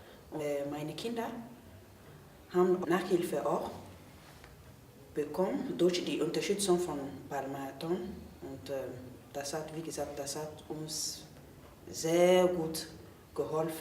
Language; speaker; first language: German; non-native, learner; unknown